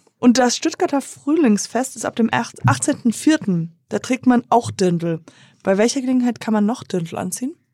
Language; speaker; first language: German; non-native, fluent; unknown